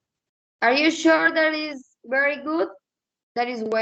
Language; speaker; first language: English; non-native, fluent; Spanish